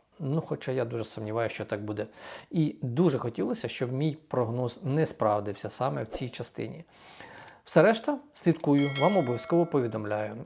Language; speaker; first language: Ukrainian; native; Ukrainian